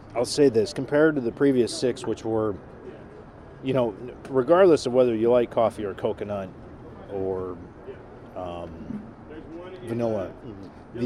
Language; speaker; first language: English; non-native, fluent; Spanish